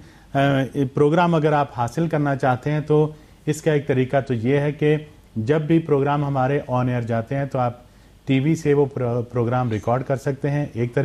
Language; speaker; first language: Urdu; native; Urdu